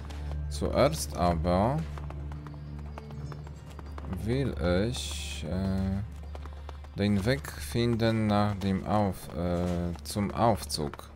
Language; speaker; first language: German; non-native, learner; Polish